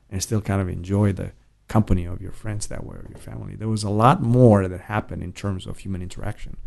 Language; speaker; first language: English; non-native, fluent; Romanian